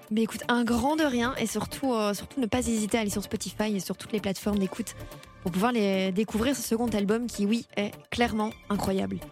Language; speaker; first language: French; native; French